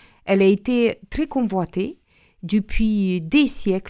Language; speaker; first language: French; non-native, fluent; Romanian